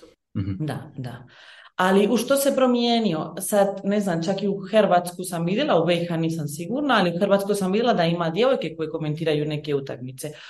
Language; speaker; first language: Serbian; early bilingual, heritage; Bosnian